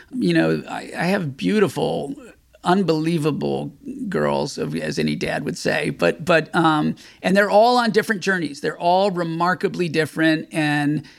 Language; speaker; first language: English; native; English